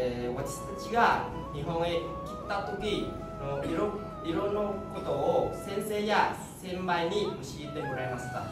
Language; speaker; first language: Japanese; non-native, learner; Nepali